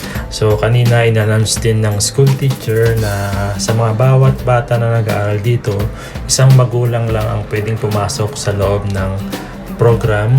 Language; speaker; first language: Filipino; native; Filipino